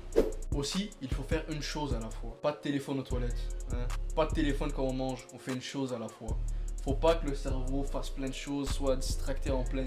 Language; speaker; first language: French; native; French